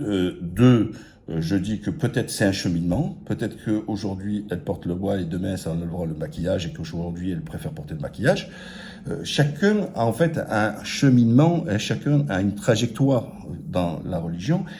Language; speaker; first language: French; native; French